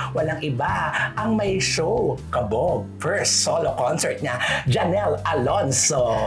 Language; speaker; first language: Filipino; native; Filipino